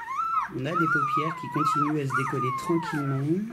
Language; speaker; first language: French; native; French